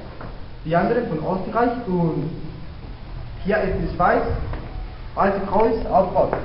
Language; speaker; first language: German; non-native, learner; Spanish